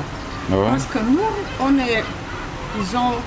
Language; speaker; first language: French; non-native, fluent; Bulgarian